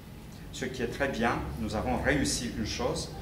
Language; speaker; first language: French; non-native, fluent; Romanian